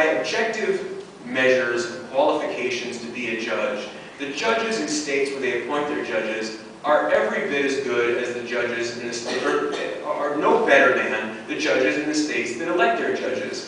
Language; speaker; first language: English; native; English